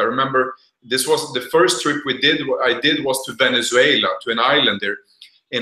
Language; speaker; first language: English; non-native, fluent; Swedish